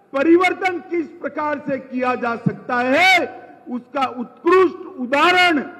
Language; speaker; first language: Hindi; non-native, local second language; Gujarati